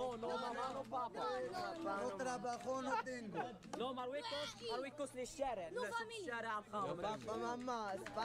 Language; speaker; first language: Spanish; non-native, learner; Arabic